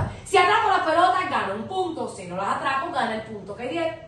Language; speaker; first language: Spanish; native; Spanish